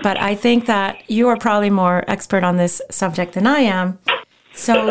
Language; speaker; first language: English; non-native, fluent; Spanish